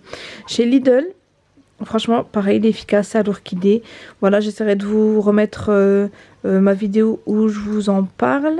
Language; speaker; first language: French; native; French